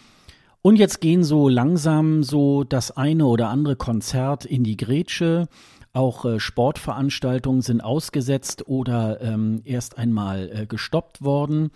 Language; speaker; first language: German; native; German